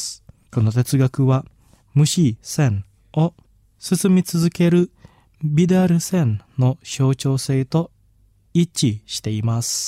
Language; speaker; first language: Japanese; non-native, fluent; Indonesian